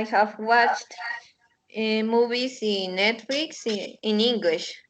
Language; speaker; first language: English; non-native, learner; Spanish